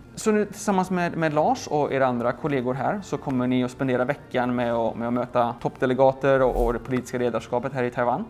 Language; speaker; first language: Swedish; native; Swedish